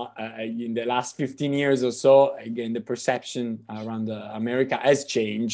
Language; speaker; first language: English; non-native, fluent; Italian